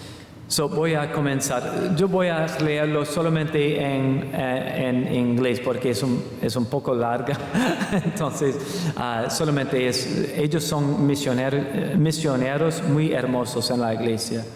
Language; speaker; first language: Spanish; non-native, learner; English